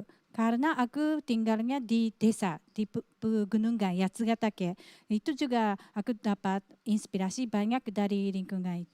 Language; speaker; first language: Indonesian; non-native, fluent; Japanese